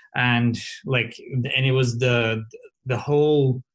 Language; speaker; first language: English; non-native, fluent; Portuguese